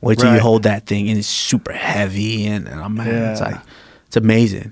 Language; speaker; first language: English; early bilingual, other home language; Yoruba